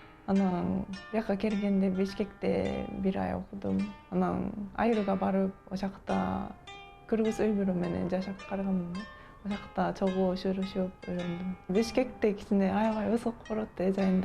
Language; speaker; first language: Kyrgyz; non-native, learner; Japanese